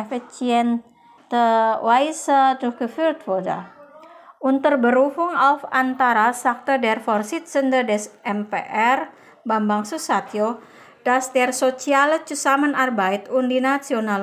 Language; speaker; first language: German; non-native, fluent; Indonesian